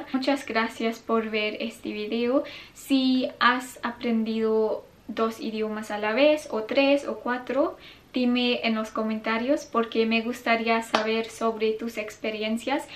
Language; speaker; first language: Spanish; non-native, fluent; English